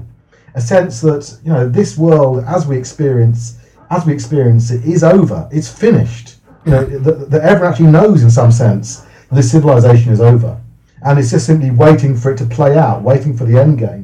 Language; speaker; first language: English; native; English